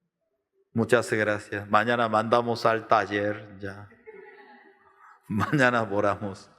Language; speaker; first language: Spanish; non-native, learner; Korean